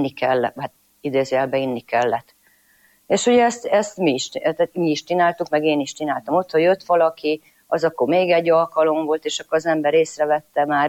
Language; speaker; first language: Hungarian; non-native, local second language; Croatian